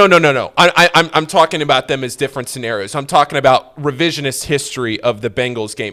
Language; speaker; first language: English; native; English